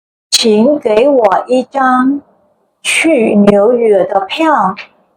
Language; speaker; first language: Chinese; non-native, fluent; Khmer